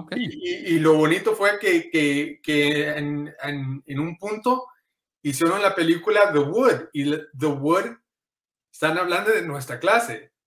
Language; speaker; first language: Spanish; early bilingual, heritage; Spanish